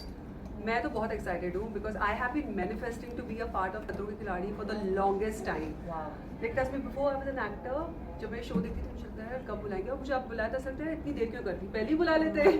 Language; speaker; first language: Hindi; native; Hindi